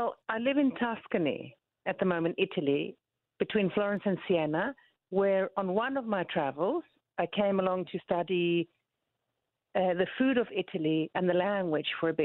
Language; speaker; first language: English; native; English